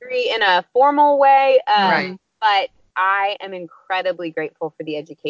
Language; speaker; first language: English; native; English